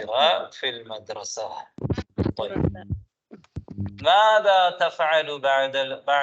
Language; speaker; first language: Arabic; non-native, fluent; Tamil